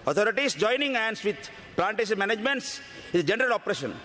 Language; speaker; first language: English; non-native, local second language; Tamil